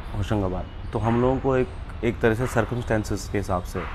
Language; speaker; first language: Hindi; native; Hindi